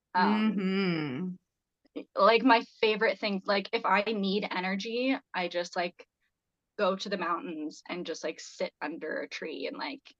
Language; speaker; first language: English; native; English